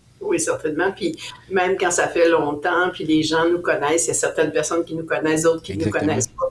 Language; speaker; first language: French; native; French